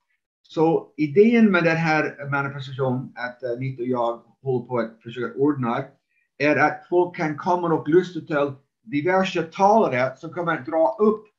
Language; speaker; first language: Swedish; non-native, fluent; English